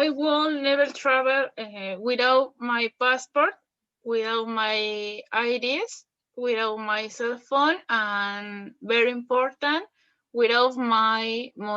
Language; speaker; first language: English; non-native, learner; Spanish